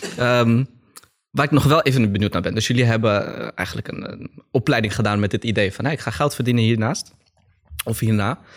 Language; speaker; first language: Dutch; early bilingual, other home language; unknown